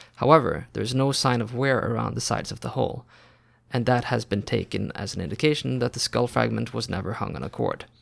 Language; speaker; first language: English; non-native, fluent; Norwegian